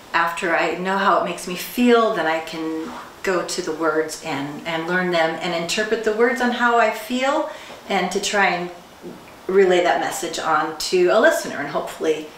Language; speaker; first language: English; native; English